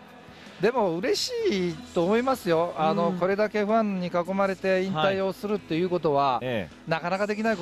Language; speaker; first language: Japanese; native; Japanese